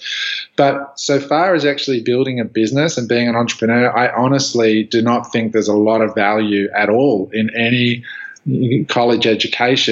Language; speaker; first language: English; native; English